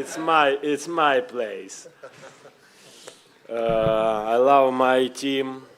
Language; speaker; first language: English; non-native, learner; Ukrainian